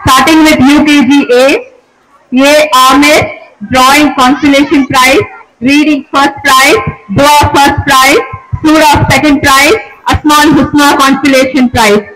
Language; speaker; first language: English; non-native, local second language; Tamil